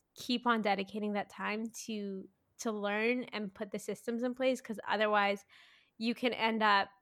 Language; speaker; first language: English; native; English